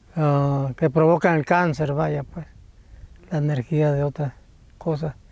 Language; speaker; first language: Spanish; native; Spanish